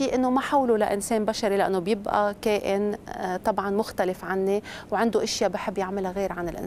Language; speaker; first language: Arabic; native; Arabic